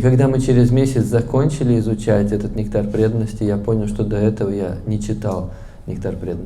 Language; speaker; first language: Russian; native; Russian